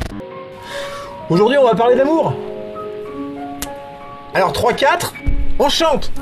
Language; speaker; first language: French; native; French